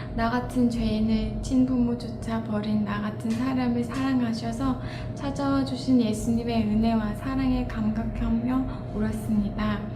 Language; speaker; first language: Korean; non-native, fluent; Mongolian